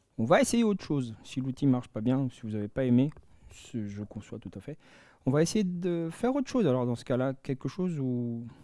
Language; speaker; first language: French; non-native, local second language; Malagasy